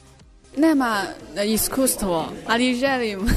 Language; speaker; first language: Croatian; non-native, learner; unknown